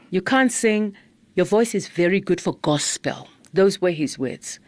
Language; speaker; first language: English; non-native, local second language; Zulu